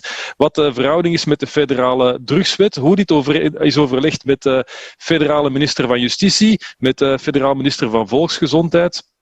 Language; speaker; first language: Dutch; native; Dutch